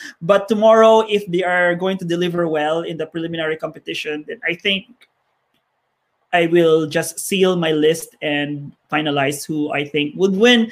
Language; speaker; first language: English; non-native, local second language; Hiligaynon